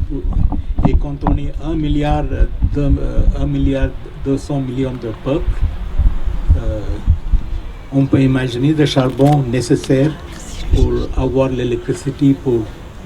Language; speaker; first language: French; non-native, fluent; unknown